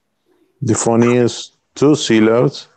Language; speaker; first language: English; non-native, learner; Spanish